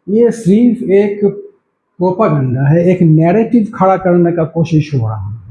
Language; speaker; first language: Hindi; non-native, local second language; Bangla